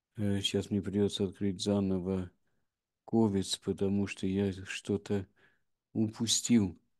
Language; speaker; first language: Russian; native; Russian